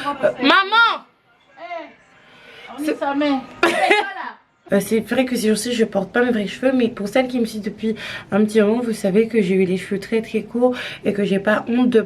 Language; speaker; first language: French; native; French